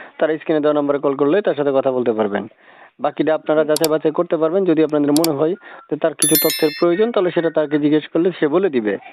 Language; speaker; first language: Bangla; native; Bangla